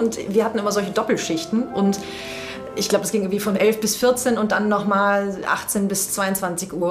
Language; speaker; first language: German; native; German